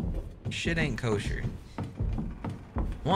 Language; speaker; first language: English; native; English